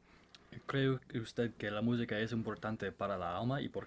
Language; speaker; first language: Spanish; non-native, learner; English